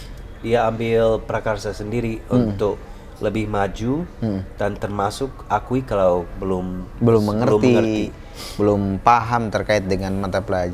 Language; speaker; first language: Indonesian; non-native, fluent; English